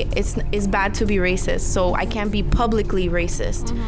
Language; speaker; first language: Spanish; early bilingual, heritage; Spanish